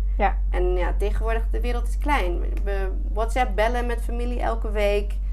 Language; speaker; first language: Dutch; non-native, fluent; English